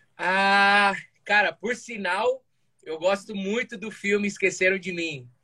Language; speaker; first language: Portuguese; native; Portuguese